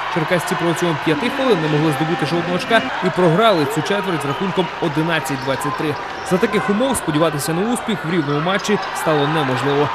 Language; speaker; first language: Ukrainian; native; Ukrainian